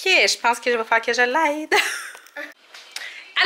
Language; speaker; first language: French; native; French